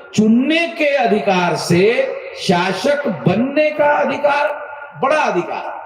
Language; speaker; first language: Hindi; non-native, local second language; Marathi